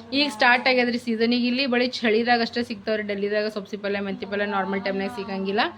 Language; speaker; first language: Kannada; native; Kannada